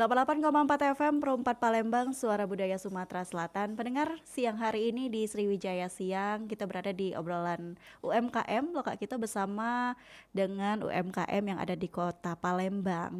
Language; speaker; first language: Indonesian; native; Indonesian